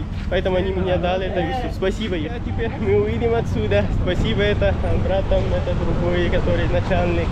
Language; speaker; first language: Russian; non-native, learner; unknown